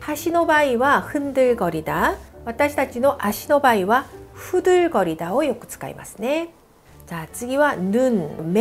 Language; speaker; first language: Japanese; non-native, fluent; Korean